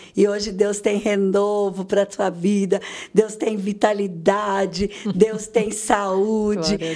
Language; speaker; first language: Portuguese; native; Portuguese